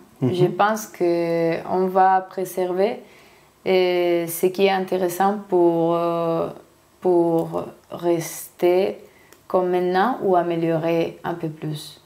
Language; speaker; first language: French; non-native, learner; Spanish